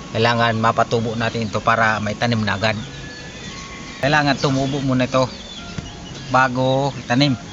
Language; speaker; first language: Filipino; non-native, local second language; Bikol